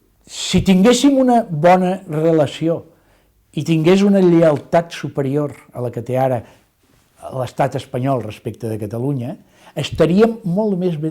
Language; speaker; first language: Catalan; native; Catalan